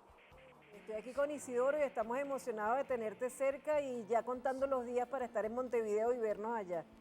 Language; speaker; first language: Spanish; native; Spanish